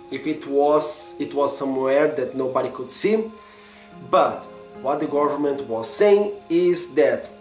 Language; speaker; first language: English; non-native, fluent; Portuguese